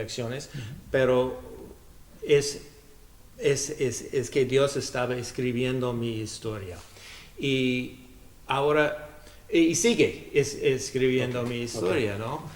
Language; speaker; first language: Spanish; non-native, learner; English